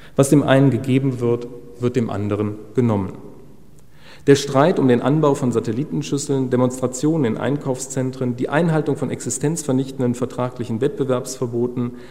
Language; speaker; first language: German; native; German